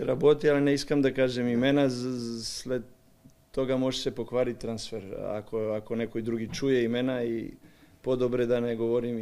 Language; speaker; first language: Bulgarian; non-native, learner; Serbian